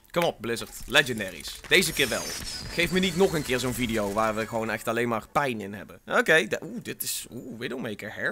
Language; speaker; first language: Dutch; native; Dutch